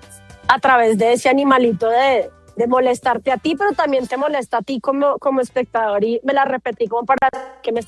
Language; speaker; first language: Spanish; native; Spanish